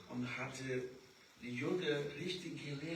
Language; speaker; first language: German; non-native, learner; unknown